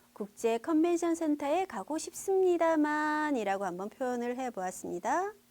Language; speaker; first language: Korean; native; Korean